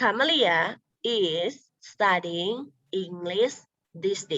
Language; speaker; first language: English; non-native, local second language; Indonesian